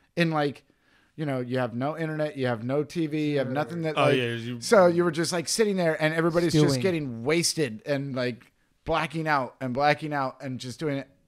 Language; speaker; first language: English; native; English